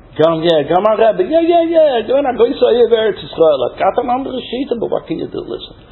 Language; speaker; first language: Hebrew; non-native, fluent; English